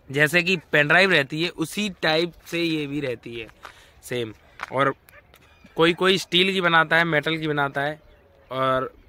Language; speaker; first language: Hindi; native; Hindi